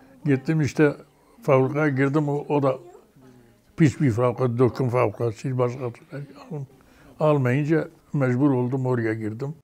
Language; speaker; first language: Turkish; non-native, local second language; Kurdish